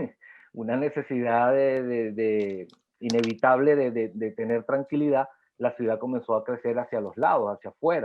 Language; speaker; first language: Spanish; native; Spanish